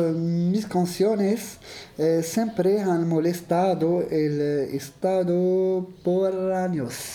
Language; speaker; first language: Spanish; non-native, learner; Arabic